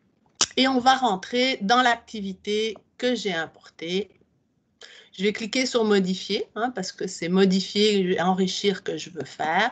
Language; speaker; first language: French; native; French